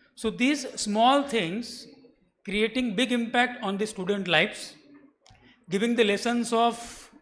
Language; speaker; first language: English; non-native, local second language; Marathi